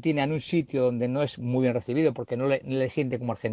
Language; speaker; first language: Spanish; native; Spanish